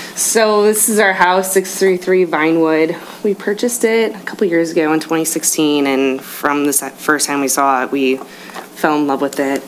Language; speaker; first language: English; native; English